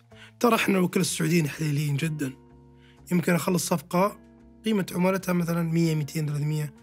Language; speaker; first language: Arabic; native; Arabic